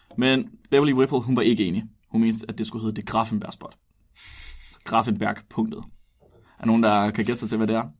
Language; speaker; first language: Danish; native; Danish